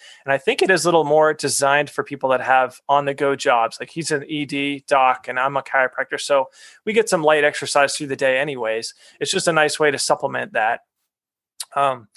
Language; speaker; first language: English; native; English